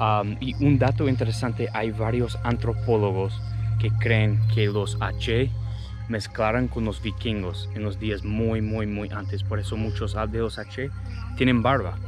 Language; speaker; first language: Spanish; non-native, fluent; English